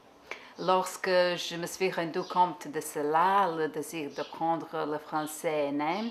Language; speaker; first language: French; non-native, learner; Serbian